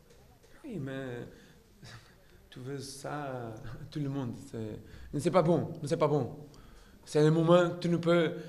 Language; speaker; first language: French; non-native, learner; Portuguese